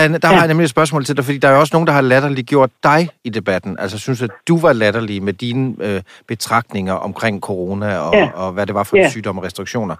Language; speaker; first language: Danish; native; Danish